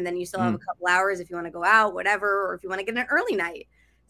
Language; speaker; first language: English; native; English